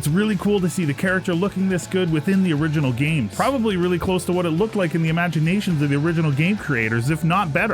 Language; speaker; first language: English; native; English